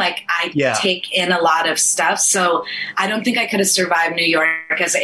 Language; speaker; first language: English; early bilingual, other home language; Persian